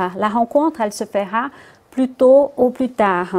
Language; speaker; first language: French; non-native, fluent; Portuguese